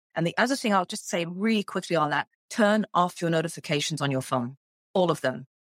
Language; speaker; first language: English; native; English